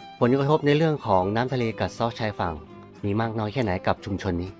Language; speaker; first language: Thai; native; Thai